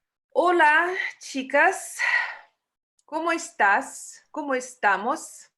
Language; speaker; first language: Spanish; non-native, fluent; Russian